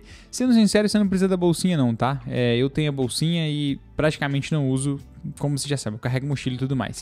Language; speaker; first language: Portuguese; native; Portuguese